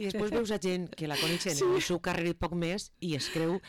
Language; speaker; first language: Catalan; native; Catalan